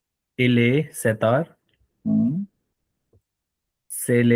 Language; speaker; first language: French; non-native, learner; Hindi